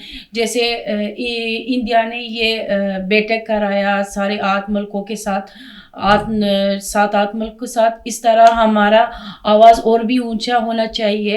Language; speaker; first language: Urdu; non-native, fluent; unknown